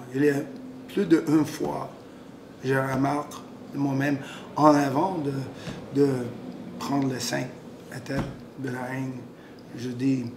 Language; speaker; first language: French; non-native, local second language; English